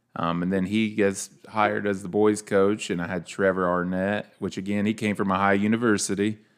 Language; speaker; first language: English; native; English